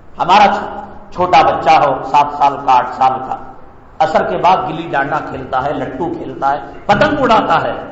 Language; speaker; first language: Urdu; native; Urdu